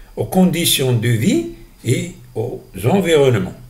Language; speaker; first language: French; non-native, local second language; Arabic